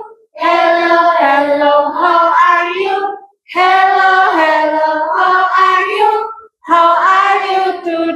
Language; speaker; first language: English; non-native, learner; Indonesian